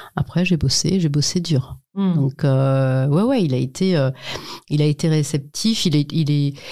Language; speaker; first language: French; native; French